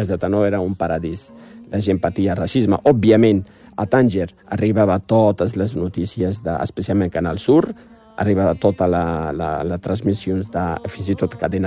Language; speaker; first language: Catalan; non-native, fluent; Arabic